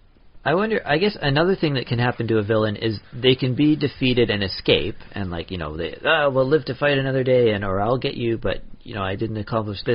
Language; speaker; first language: English; native; English